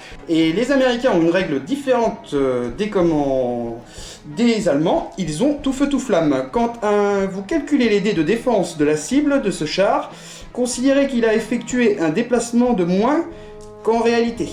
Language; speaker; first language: French; native; French